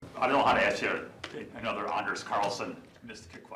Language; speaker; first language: English; native; English